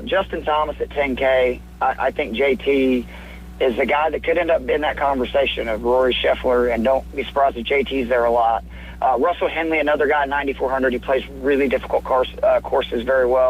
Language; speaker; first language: English; native; English